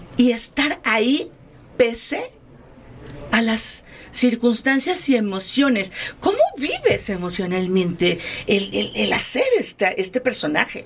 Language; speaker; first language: Spanish; native; Spanish